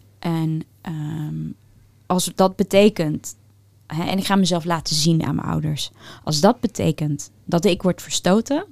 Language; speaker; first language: Dutch; early bilingual, other home language; Turkish